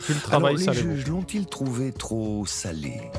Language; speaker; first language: French; native; French